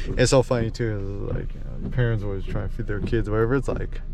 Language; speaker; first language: English; early bilingual, other home language; Korean